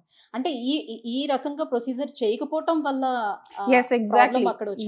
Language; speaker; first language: Telugu; native; Telugu